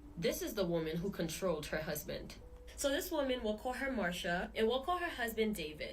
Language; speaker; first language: English; native; English